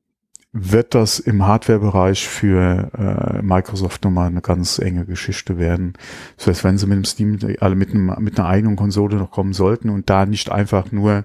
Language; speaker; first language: German; native; German